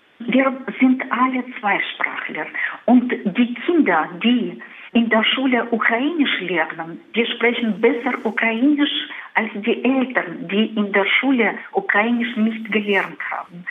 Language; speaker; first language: German; non-native, fluent; Russian